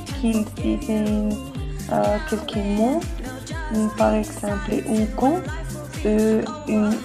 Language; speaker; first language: French; non-native, learner; Spanish